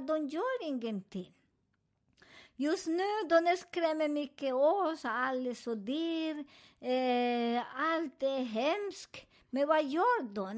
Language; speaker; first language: Swedish; non-native, fluent; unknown